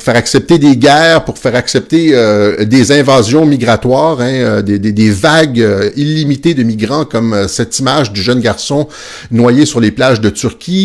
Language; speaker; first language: French; native; French